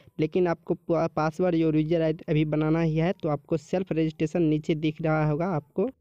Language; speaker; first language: Hindi; native; Hindi